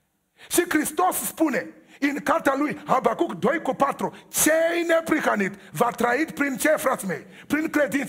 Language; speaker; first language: Romanian; non-native, learner; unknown